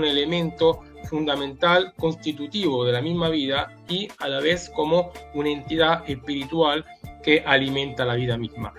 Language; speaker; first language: Spanish; native; Spanish